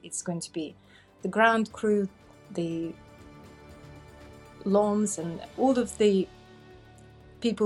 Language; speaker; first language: English; non-native, fluent; Russian